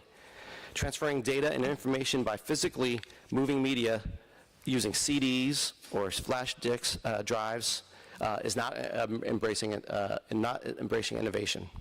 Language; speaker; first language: English; native; English